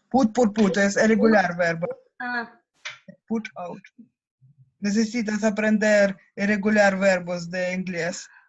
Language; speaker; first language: Spanish; non-native, learner; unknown